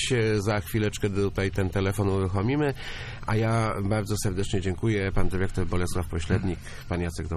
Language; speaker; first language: Polish; native; Polish